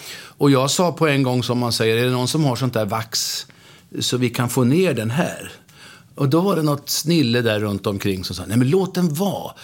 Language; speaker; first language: Swedish; native; Swedish